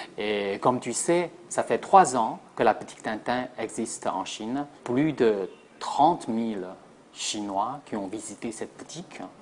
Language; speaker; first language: French; non-native, fluent; Chinese